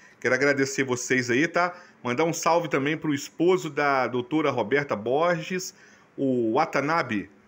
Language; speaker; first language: Portuguese; native; Portuguese